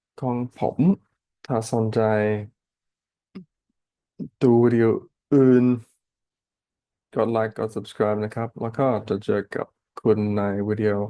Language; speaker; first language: Thai; non-native, learner; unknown